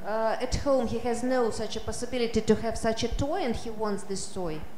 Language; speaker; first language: English; non-native, fluent; Russian